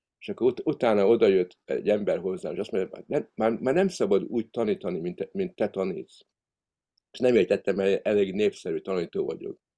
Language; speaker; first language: Hungarian; early bilingual, heritage; Hungarian